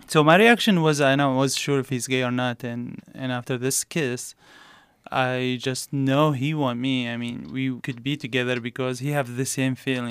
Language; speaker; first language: English; non-native, learner; Arabic